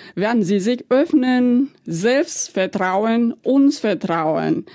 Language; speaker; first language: German; non-native, fluent; Vietnamese